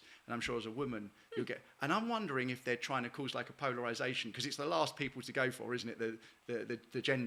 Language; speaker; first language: English; native; English